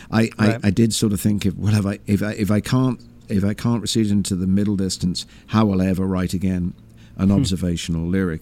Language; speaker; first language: English; native; English